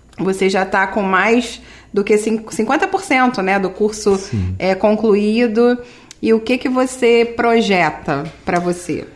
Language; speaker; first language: Portuguese; native; Portuguese